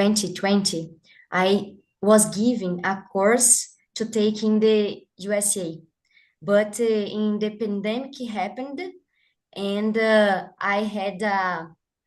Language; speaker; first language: English; non-native, learner; Portuguese